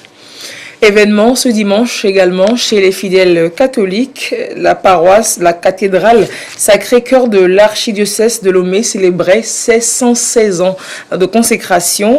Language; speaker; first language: French; native; French